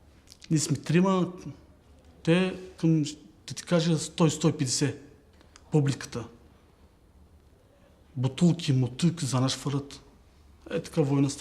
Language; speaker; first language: Bulgarian; non-native, local second language; Turkish